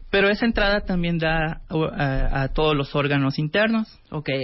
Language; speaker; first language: Spanish; native; Spanish